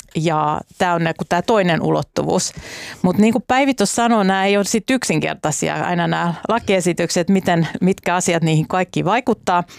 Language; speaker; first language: Finnish; native; Finnish